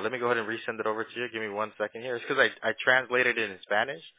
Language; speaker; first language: English; early bilingual, other home language; Spanish